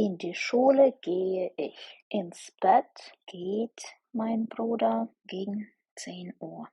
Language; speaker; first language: German; non-native, fluent; Ukrainian